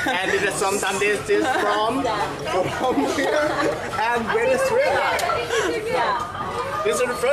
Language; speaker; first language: English; non-native, learner; Thai